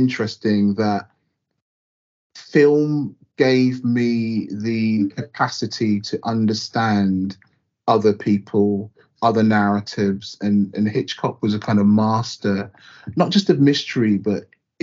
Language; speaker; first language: English; native; English